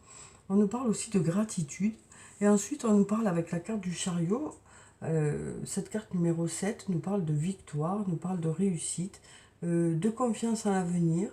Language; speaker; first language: French; native; French